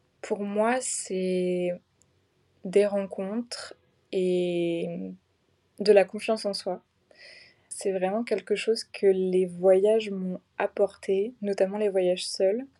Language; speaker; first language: French; native; French